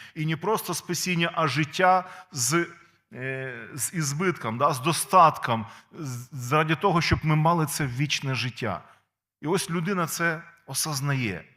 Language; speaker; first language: Ukrainian; non-native, local second language; Russian